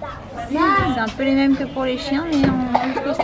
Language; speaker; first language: French; native; French